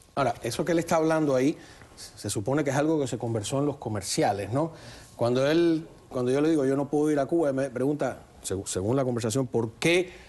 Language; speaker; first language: Spanish; native; Spanish